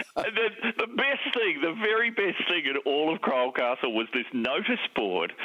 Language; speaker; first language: English; native; English